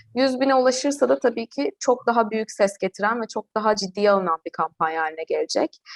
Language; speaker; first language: Turkish; native; Turkish